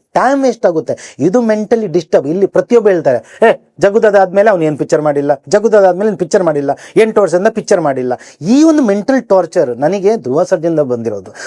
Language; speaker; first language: Kannada; native; Kannada